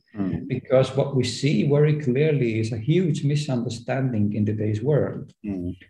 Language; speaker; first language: English; non-native, fluent; Estonian